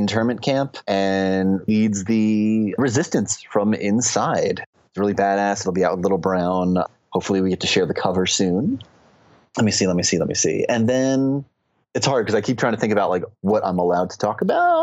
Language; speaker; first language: English; native; English